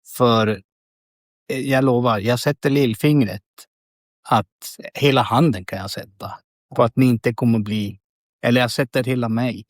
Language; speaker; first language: Swedish; native; Swedish